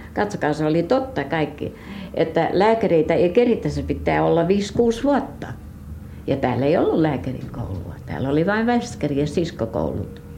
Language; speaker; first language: Finnish; early bilingual, heritage; Finnish